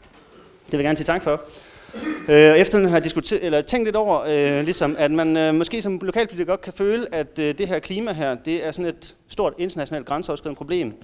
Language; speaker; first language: Danish; native; Danish